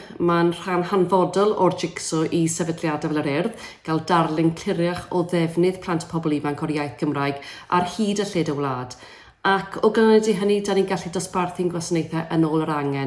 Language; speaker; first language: Welsh; native; Welsh